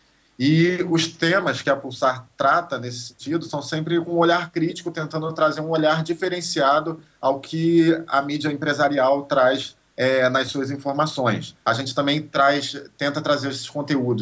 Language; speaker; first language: Portuguese; native; Portuguese